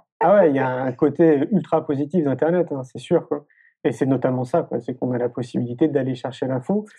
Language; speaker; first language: French; native; French